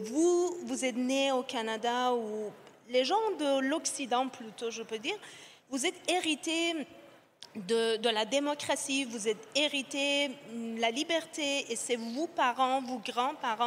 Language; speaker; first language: French; non-native, fluent; Persian